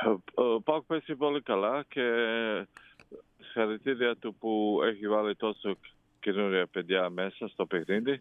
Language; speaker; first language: Greek; non-native, fluent; Croatian